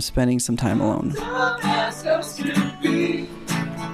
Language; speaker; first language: English; non-native, local second language; Filipino